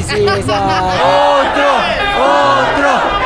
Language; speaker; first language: Spanish; non-native, learner; Korean